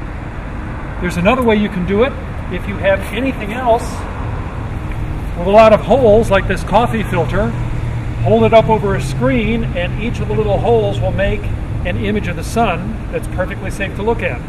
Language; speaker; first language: English; native; English